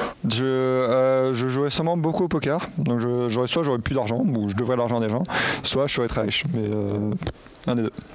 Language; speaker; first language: French; native; French